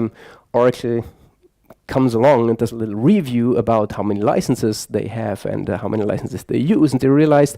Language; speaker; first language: English; non-native, fluent; German